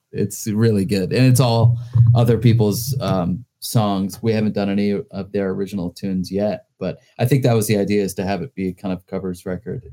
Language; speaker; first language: English; native; English